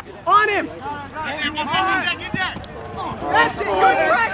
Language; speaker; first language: English; native; English